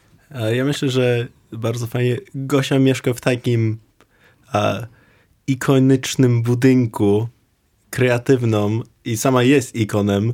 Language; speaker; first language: Polish; non-native, learner; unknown